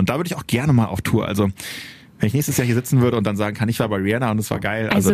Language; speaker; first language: German; native; German